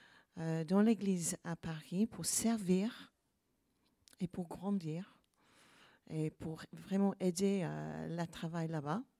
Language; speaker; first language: French; non-native, learner; English